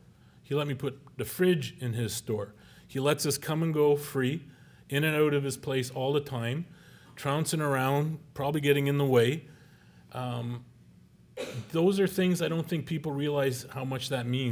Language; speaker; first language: English; native; English